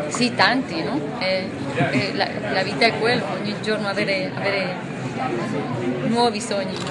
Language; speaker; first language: Italian; non-native, fluent; Spanish